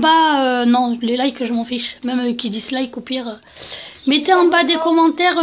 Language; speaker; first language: French; native; French